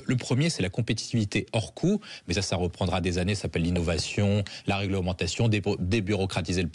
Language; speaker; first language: French; native; French